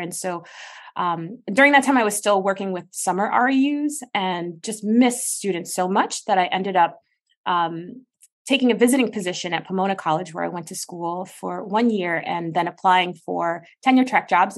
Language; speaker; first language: English; native; English